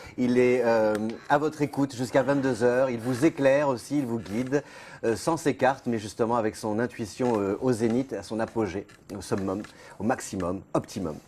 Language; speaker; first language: French; native; French